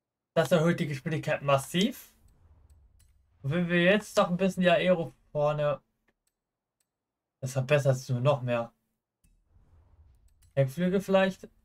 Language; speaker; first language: German; native; German